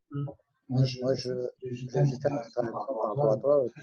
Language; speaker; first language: French; native; French